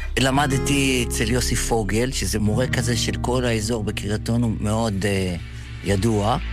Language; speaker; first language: Hebrew; early bilingual, other home language; Yiddish